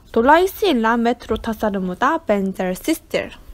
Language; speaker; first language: Turkish; non-native, fluent; Korean